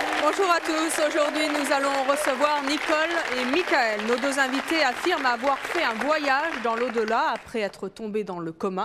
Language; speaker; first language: French; native; French